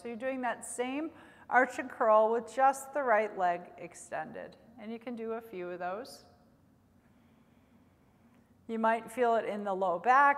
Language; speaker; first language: English; native; English